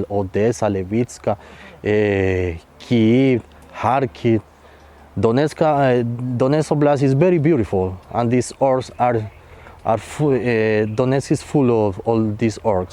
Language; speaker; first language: English; non-native, fluent; Spanish